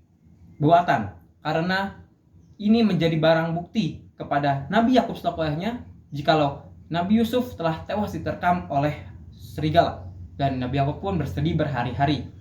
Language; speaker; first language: Indonesian; native; Indonesian